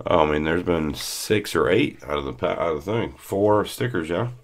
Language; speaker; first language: English; native; English